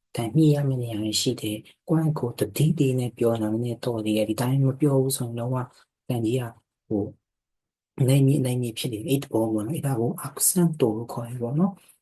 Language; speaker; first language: Burmese; native; Burmese